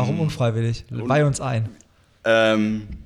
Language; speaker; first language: German; native; German